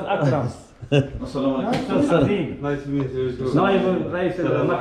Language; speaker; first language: Arabic; non-native, learner; Uzbek